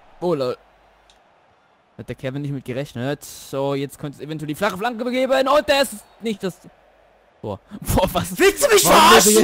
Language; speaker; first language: German; native; German